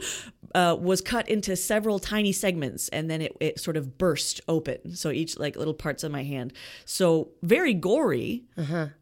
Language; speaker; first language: English; native; English